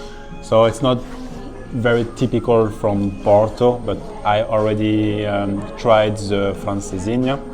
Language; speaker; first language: English; non-native, learner; French